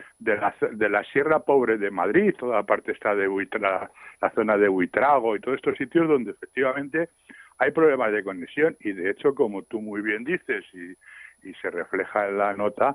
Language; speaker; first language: Spanish; native; Spanish